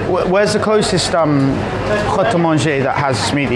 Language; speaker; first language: English; native; English